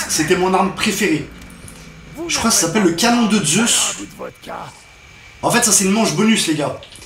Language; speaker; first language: French; native; French